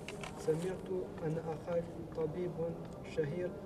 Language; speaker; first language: Arabic; non-native, learner; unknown